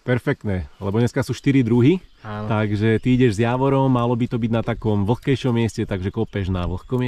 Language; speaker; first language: Slovak; native; Slovak